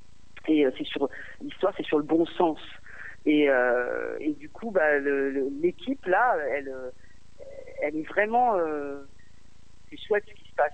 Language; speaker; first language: French; native; French